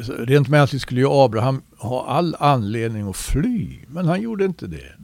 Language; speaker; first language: Swedish; native; Swedish